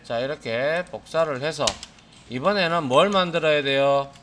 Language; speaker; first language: Korean; native; Korean